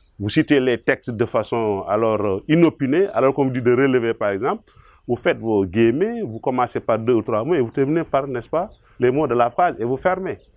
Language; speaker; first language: French; non-native, local second language; Wolof